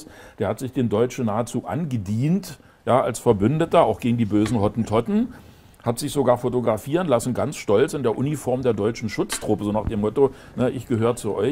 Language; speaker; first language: German; native; German